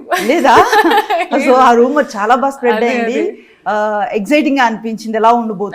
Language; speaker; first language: Telugu; native; Telugu